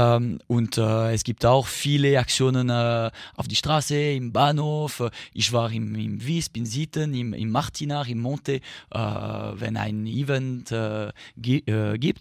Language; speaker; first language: German; non-native, local second language; French